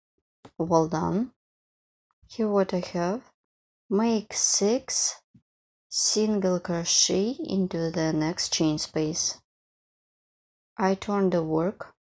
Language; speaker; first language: English; non-native, fluent; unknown